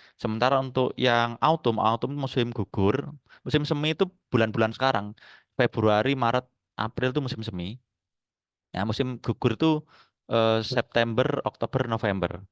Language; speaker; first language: Indonesian; native; Indonesian